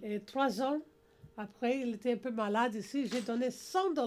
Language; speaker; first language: French; non-native, learner; English